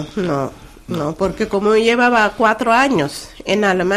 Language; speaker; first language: Spanish; non-native, learner; Wolof